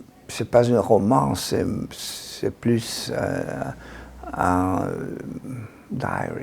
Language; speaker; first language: French; non-native, learner; Hungarian